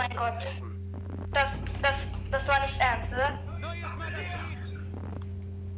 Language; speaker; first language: German; non-native, fluent; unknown